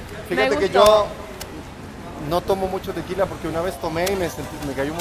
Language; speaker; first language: Spanish; native; Spanish